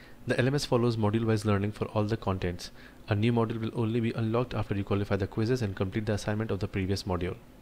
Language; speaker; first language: English; non-native, local second language; Hindi